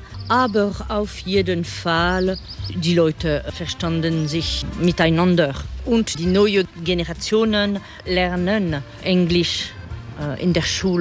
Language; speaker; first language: German; non-native, learner; French